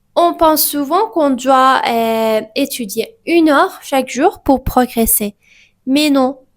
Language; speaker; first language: French; non-native, fluent; Persian